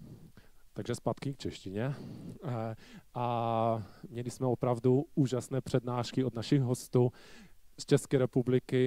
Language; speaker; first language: Czech; non-native, fluent; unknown